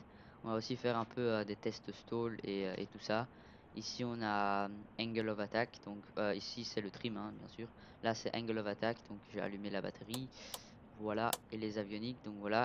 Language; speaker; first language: French; native; French